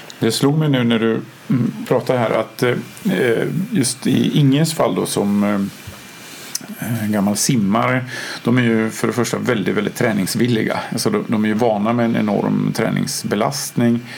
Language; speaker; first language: Swedish; native; Swedish